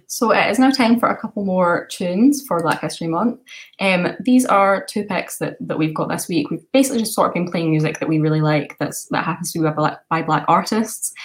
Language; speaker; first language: English; native; English